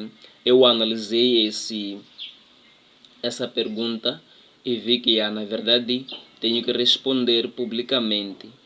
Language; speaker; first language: Portuguese; non-native, local second language; Tsonga